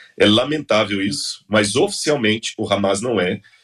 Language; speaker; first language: Portuguese; native; Portuguese